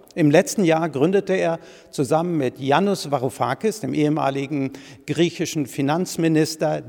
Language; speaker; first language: German; native; German